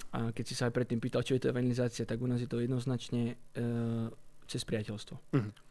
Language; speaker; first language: Slovak; native; Slovak